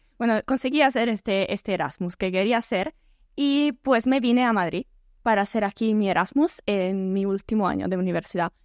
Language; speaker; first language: Spanish; non-native, fluent; Italian